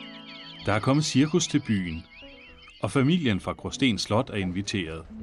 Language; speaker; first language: Danish; native; Danish